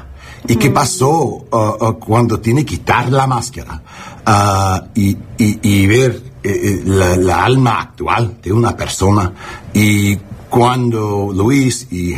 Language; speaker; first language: Spanish; early bilingual, heritage; Spanish